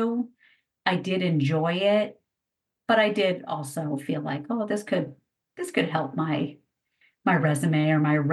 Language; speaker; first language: English; native; English